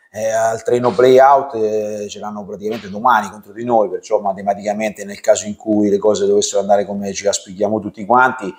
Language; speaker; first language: Italian; native; Italian